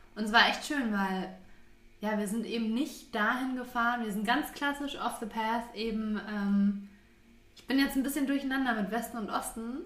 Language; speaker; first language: German; native; German